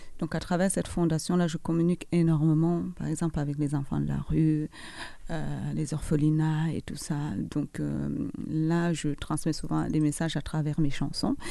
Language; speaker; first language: French; non-native, local second language; Fula